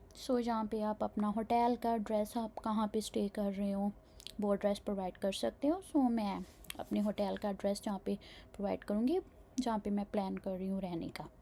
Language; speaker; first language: Hindi; non-native, local second language; Punjabi